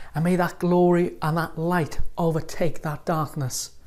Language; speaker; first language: English; native; English